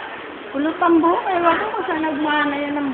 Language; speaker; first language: Filipino; native; Filipino